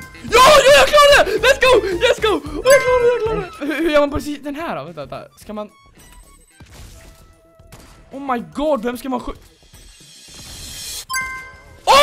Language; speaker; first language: Swedish; native; Swedish